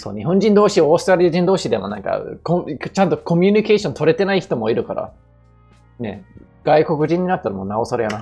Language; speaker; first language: Japanese; non-native, fluent; English